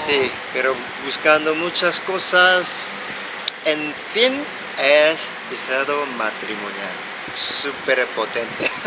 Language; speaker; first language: Spanish; non-native, fluent; Korean